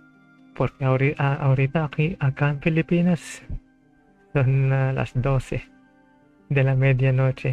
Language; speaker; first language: Spanish; non-native, fluent; Filipino